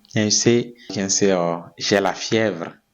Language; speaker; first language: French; non-native, fluent; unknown